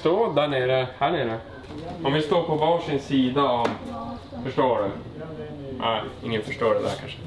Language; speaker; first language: Swedish; native; Swedish